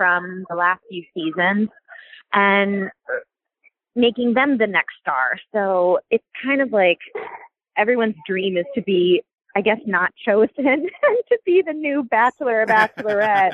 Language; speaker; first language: English; native; English